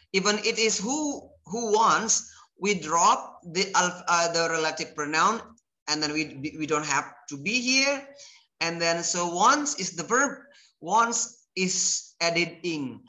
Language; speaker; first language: English; non-native, fluent; Indonesian